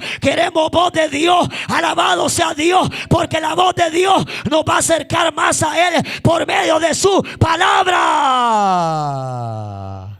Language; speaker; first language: Spanish; native; Spanish